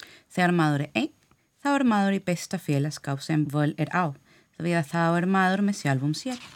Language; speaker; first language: Icelandic; non-native, learner; Spanish